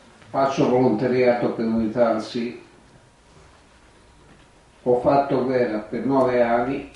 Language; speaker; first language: Italian; non-native, fluent; Croatian